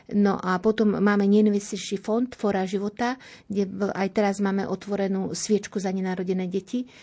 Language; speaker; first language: Slovak; native; Slovak